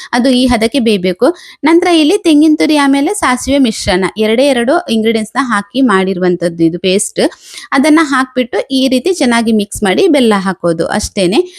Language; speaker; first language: Kannada; non-native, local second language; Tulu